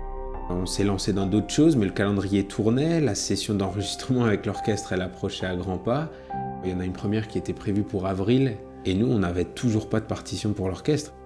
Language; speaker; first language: French; native; French